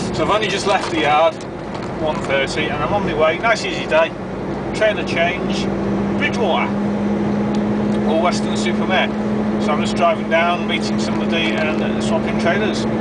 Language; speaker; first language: English; native; English